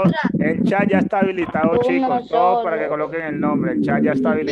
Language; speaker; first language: Spanish; native; Spanish